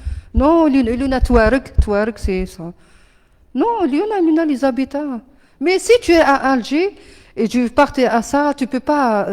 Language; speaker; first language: French; non-native, learner; Arabic